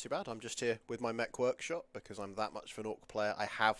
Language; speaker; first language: English; native; English